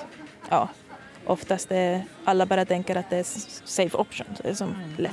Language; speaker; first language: Swedish; non-native, fluent; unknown